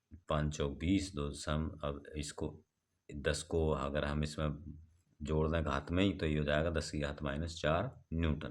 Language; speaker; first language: Hindi; native; Hindi